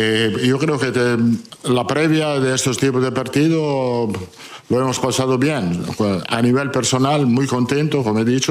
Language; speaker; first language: Spanish; non-native, fluent; Italian